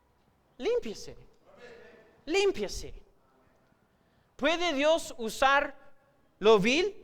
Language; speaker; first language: Spanish; non-native, fluent; English